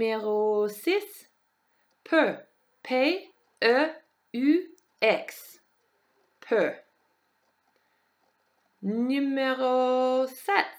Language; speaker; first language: French; non-native, fluent; English